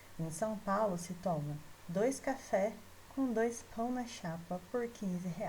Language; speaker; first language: Portuguese; native; Portuguese